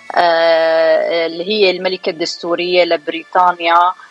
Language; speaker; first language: Arabic; native; Arabic